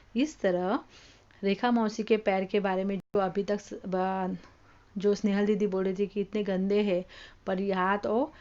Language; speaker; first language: Hindi; non-native, local second language; Marathi